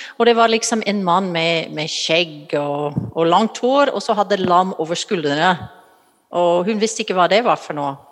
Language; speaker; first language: Norwegian; non-native, fluent; English